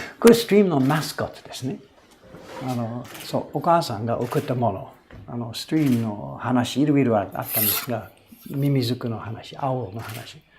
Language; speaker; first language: Japanese; non-native, fluent; English